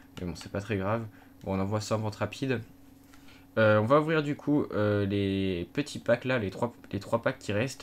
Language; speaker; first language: French; native; French